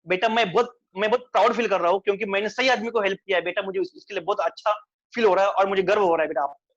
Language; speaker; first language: Hindi; non-native, local second language; Marathi